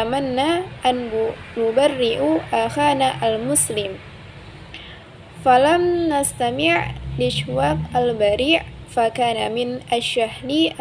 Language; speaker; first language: Arabic; non-native, learner; Indonesian